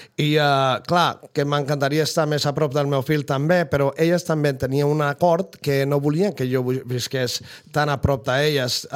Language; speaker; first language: Catalan; non-native, fluent; Spanish